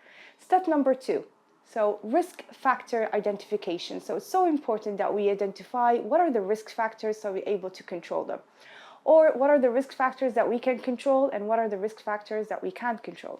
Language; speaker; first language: English; non-native, fluent; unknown